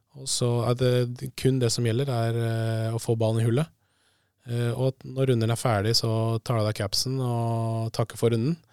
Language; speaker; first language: Norwegian; early bilingual, other home language; Spanish